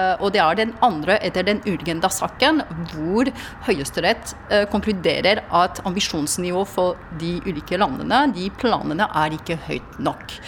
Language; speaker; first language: Norwegian; non-native, fluent; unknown